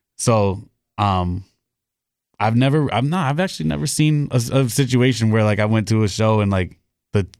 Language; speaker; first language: English; native; English